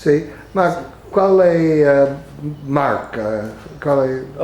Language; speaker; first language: Italian; early bilingual, heritage; English